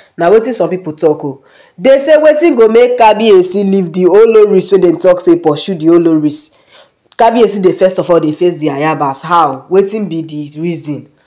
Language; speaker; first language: Nigerian Pidgin; non-native, local second language; Yoruba